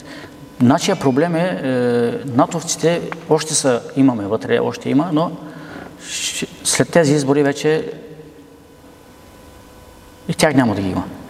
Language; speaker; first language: Bulgarian; non-native, local second language; Turkish